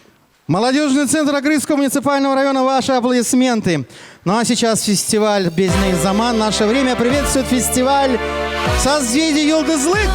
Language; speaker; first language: Russian; native; Russian